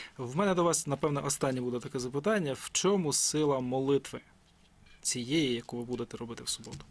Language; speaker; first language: Ukrainian; native; Ukrainian